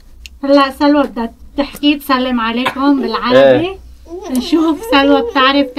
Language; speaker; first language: Arabic; non-native, local second language; Kurdish